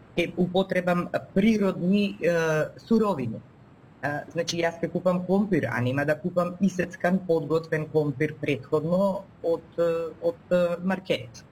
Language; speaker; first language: Macedonian; native; Macedonian